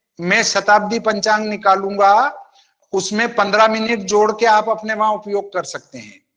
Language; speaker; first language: Hindi; native; Hindi